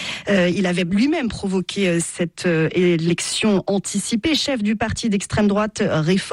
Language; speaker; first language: French; native; French